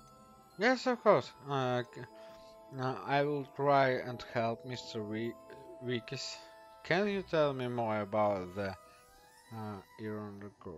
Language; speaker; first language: English; non-native, learner; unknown